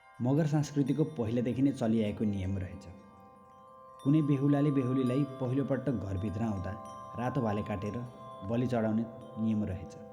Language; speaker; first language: Nepali; native; Nepali